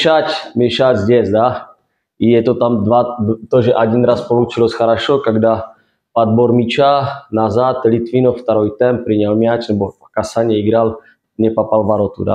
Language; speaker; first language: Russian; non-native, fluent; Czech